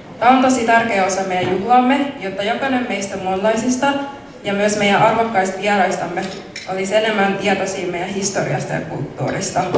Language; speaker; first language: Finnish; early bilingual, other home language; Mon